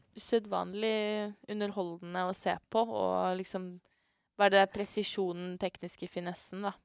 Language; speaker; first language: Norwegian; native; Norwegian